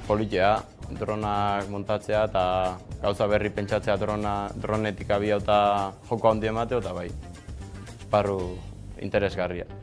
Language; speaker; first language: Basque; native; Basque